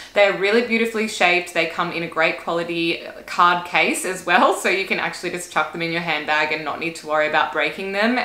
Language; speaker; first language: English; native; English